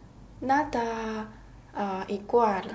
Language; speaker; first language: Spanish; non-native, learner; Chinese